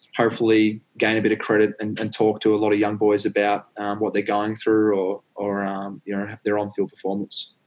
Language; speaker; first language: English; native; English